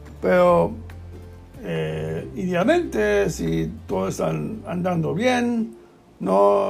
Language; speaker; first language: Spanish; non-native, learner; English